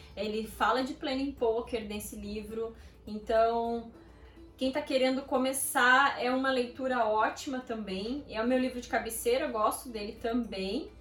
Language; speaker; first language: Portuguese; native; Portuguese